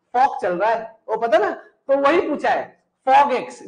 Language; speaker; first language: Hindi; non-native, local second language; Marathi